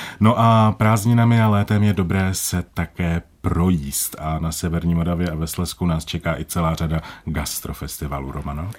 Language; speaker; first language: Czech; native; Czech